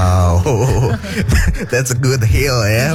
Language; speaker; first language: English; non-native, fluent; Indonesian